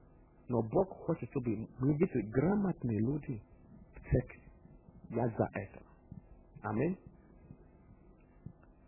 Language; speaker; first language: Russian; non-native, fluent; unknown